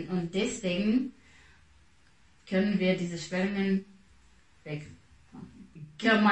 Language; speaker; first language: German; non-native, fluent; Russian